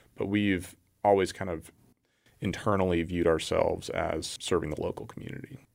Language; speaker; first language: English; native; English